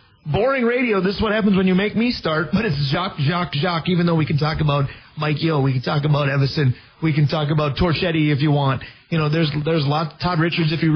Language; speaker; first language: English; native; English